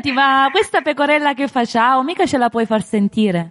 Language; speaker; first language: Italian; native; Italian